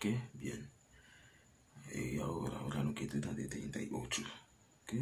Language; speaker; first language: Spanish; non-native, learner; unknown